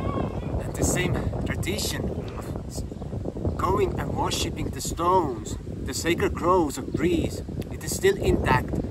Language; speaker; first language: English; non-native, fluent; Estonian